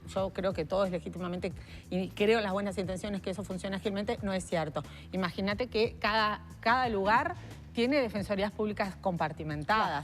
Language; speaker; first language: Spanish; native; Spanish